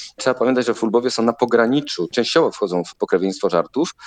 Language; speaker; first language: Polish; native; Polish